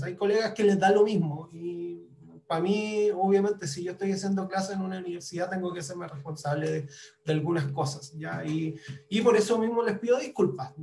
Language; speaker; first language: Spanish; native; Spanish